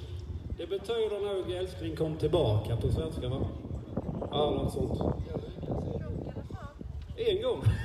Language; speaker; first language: Swedish; native; Swedish